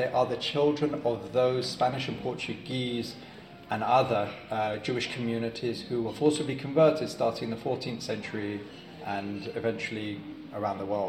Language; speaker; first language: English; native; English